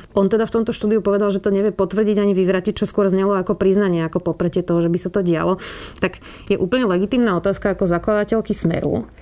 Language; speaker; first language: Slovak; native; Slovak